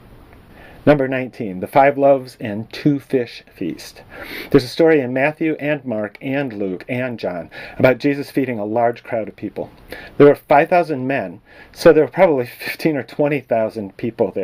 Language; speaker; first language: English; native; English